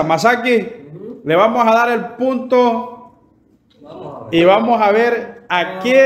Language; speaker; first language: Spanish; native; Spanish